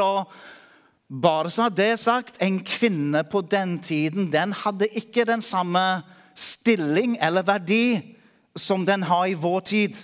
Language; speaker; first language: Norwegian; non-native, fluent; English